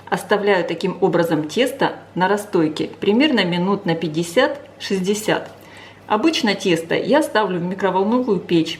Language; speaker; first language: Russian; native; Russian